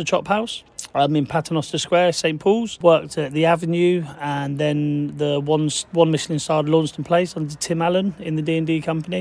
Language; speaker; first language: English; native; English